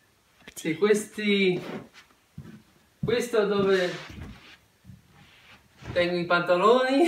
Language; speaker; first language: Italian; early bilingual, heritage; Italian